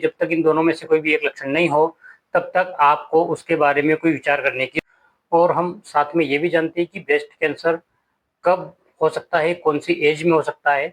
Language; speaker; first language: Hindi; native; Hindi